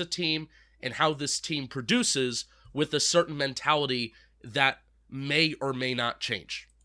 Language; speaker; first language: English; native; English